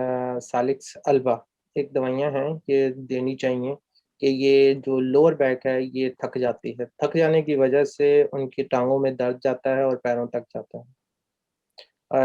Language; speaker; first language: Urdu; native; Urdu